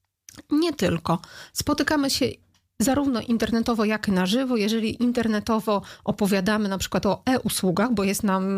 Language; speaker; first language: Polish; non-native, fluent; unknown